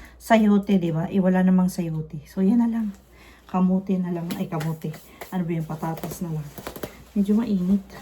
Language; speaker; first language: Filipino; non-native, local second language; Cebuano